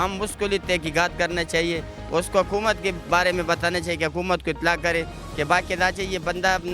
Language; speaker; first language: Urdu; non-native, local second language; Pashto